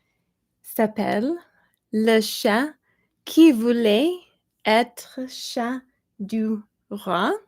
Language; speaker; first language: French; non-native, learner; English